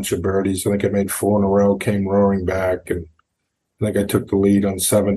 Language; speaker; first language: English; native; English